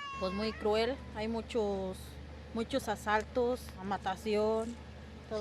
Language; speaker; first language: Spanish; native; Spanish